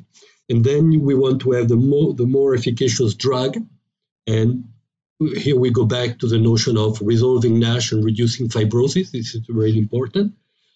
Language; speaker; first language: English; non-native, fluent; French